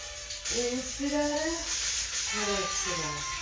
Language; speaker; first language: Italian; non-native, learner; Russian